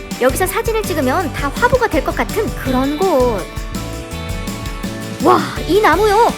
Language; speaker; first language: Korean; native; Korean